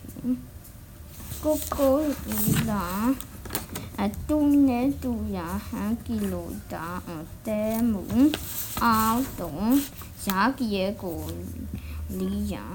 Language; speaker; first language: Finnish; non-native, learner; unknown